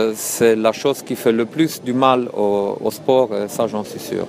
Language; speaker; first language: French; non-native, fluent; Romanian